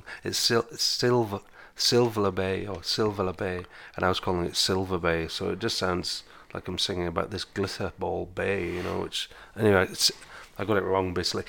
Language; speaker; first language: English; native; English